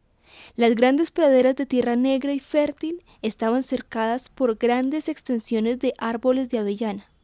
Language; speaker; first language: Spanish; native; Spanish